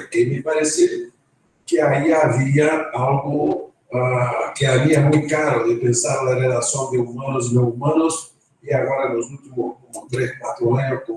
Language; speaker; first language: Spanish; non-native, fluent; Portuguese